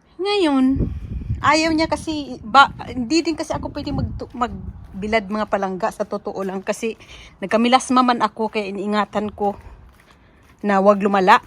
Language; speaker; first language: Filipino; native; Filipino